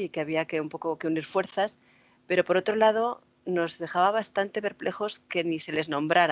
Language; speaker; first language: Spanish; native; Spanish